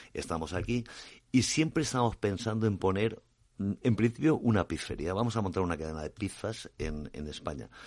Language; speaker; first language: Spanish; native; Spanish